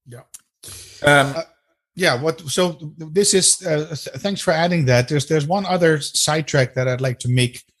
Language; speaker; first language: English; non-native, fluent; Dutch